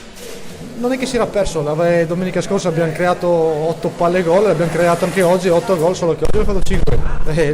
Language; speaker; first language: Italian; native; Italian